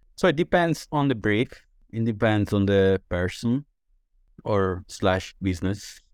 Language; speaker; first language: English; non-native, fluent; Italian